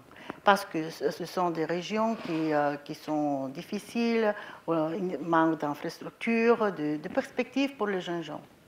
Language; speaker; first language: French; non-native, fluent; Bulgarian